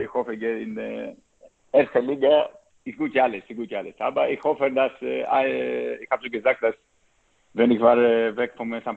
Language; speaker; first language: German; non-native, learner; Greek